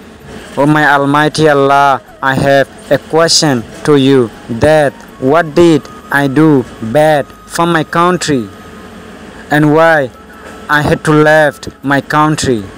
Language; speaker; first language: English; non-native, local second language; Rohingya